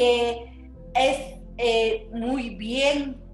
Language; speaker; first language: Spanish; non-native, local second language; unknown